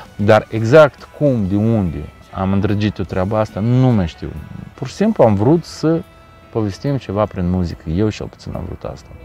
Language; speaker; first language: Romanian; non-native, local second language; Russian